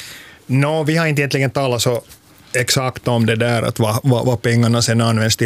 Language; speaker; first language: Swedish; native; Swedish